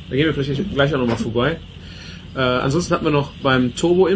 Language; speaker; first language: German; native; German